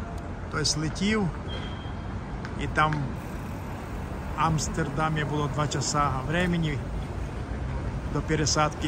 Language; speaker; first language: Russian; non-native, local second language; Ukrainian